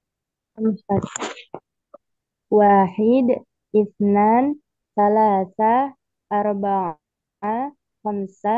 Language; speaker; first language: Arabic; non-native, learner; Indonesian